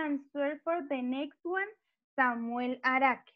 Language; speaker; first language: English; non-native, learner; Spanish